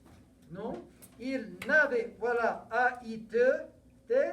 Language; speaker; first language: French; non-native, fluent; English